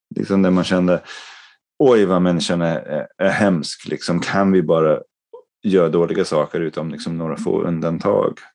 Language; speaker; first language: Swedish; non-native, fluent; English